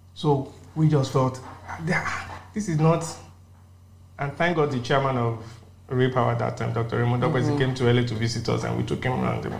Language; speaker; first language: English; non-native, local second language; Yoruba